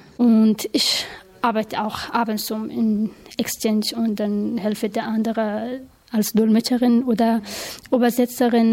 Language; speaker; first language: German; non-native, learner; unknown